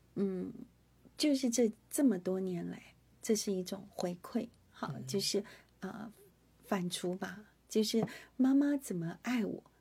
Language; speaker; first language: Chinese; non-native, local second language; Hakka Chinese